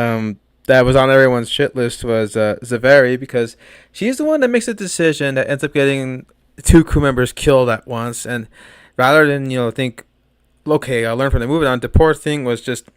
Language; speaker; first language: English; native; English